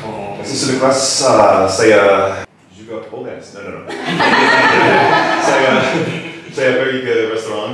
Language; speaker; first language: Indonesian; non-native, learner; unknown